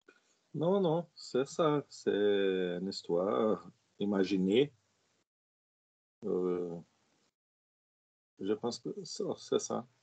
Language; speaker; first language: French; non-native, fluent; Portuguese